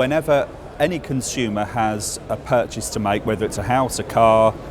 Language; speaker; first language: English; native; English